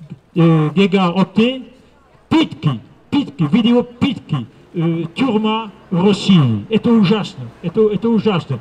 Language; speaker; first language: Russian; non-native, fluent; French